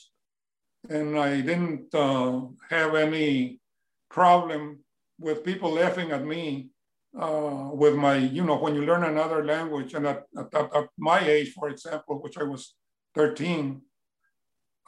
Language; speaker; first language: English; non-native, fluent; Spanish